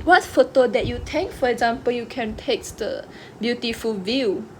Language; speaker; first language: English; non-native, local second language; Malay